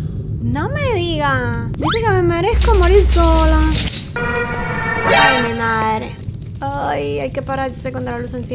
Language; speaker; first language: Spanish; native; Spanish